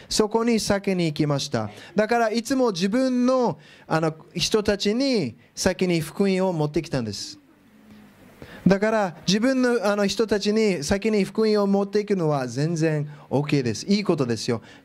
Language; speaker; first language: Japanese; non-native, fluent; English